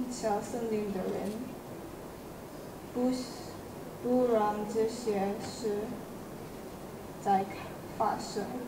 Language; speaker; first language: Chinese; non-native, learner; Indonesian